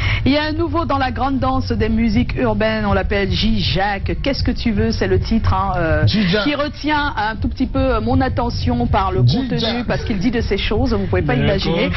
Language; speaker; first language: French; native; French